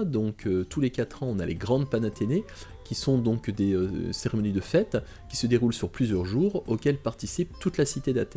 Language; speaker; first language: French; native; French